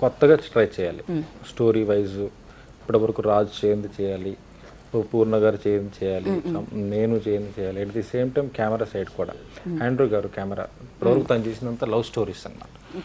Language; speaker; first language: Telugu; native; Telugu